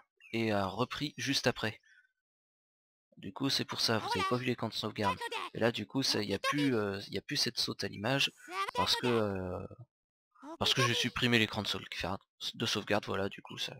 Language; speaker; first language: French; native; French